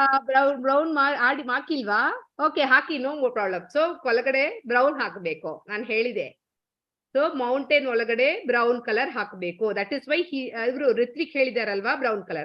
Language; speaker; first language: Kannada; non-native, learner; Tamil